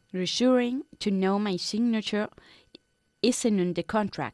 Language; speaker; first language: English; non-native, fluent; Spanish